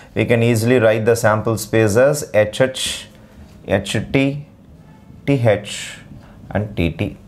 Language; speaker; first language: English; non-native, local second language; Tamil